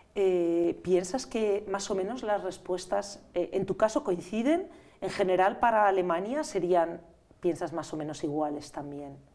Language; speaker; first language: Spanish; native; Spanish